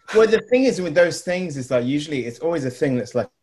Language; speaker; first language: English; native; English